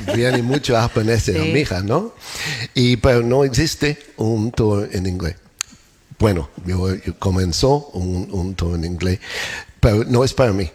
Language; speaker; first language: Spanish; non-native, learner; English